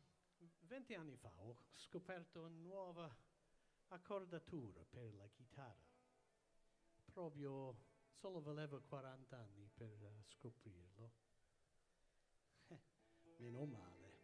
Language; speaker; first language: Italian; early bilingual, heritage; English